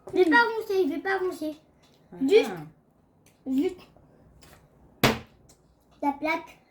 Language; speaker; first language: French; native; French